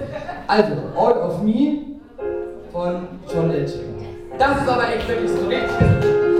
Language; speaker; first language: German; native; German